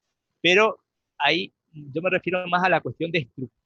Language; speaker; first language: Spanish; native; Spanish